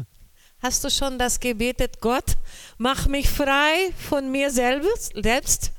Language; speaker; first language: German; non-native, learner; Portuguese